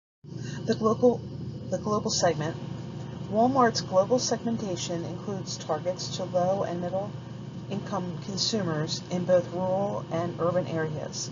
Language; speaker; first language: English; native; English